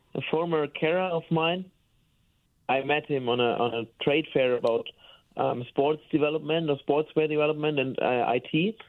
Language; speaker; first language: English; non-native, fluent; German